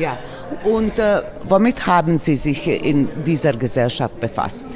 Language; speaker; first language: German; non-native, fluent; Serbian